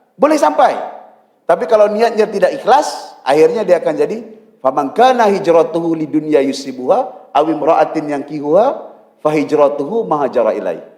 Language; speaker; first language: Malay; native; Malay